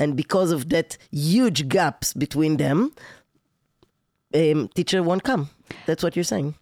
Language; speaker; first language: English; non-native, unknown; Hebrew